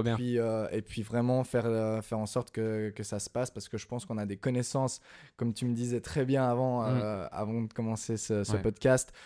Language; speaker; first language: French; native; French